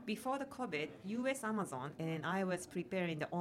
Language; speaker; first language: English; non-native, fluent; Japanese